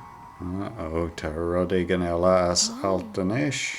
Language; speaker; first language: Irish; non-native, local second language; English